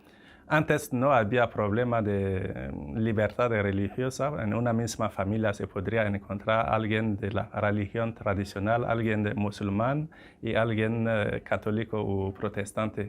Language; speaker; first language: Spanish; non-native, fluent; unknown